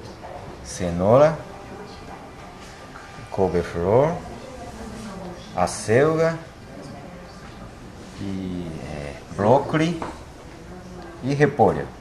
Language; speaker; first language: Portuguese; non-native, learner; Japanese